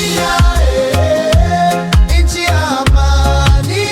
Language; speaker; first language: Swahili; native; Swahili